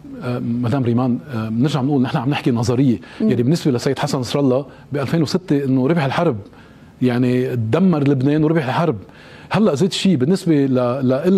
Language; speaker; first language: Arabic; native; Arabic